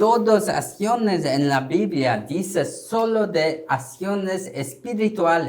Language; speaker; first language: Spanish; non-native, learner; Korean